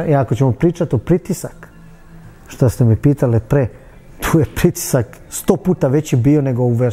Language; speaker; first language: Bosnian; early bilingual, heritage; Bosnian